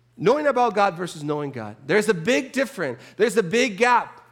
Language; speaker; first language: English; non-native, fluent; Spanish